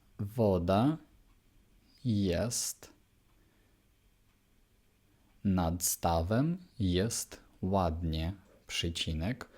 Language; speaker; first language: Polish; non-native, fluent; Ukrainian